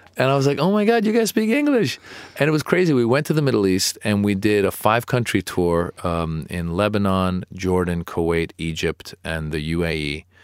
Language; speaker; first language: English; early bilingual, other home language; Persian